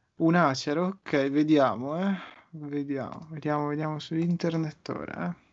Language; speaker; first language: Italian; native; Italian